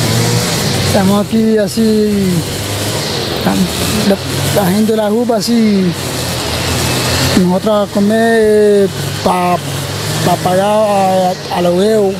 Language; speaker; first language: Portuguese; non-native, learner; Spanish